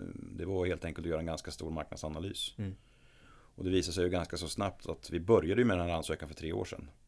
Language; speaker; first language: Swedish; native; Swedish